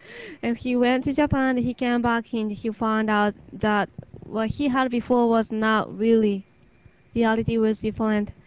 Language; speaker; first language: English; non-native, fluent; Japanese